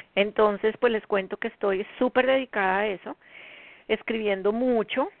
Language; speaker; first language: Spanish; native; Spanish